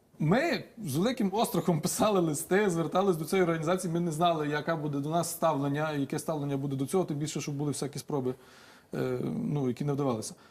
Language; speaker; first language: Ukrainian; native; Ukrainian